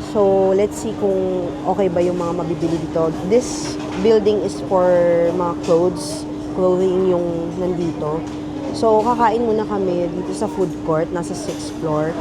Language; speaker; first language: Filipino; native; Filipino